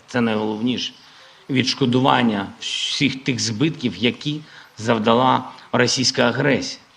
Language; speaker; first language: Ukrainian; non-native, local second language; Russian